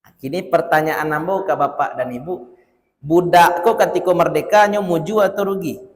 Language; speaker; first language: Malay; non-native, local second language; Minangkabau